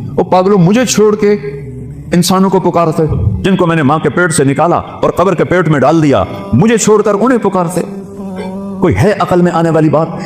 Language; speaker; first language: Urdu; non-native, local second language; Punjabi